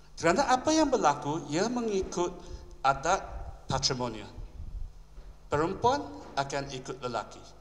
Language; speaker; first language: Malay; non-native, local second language; Chinese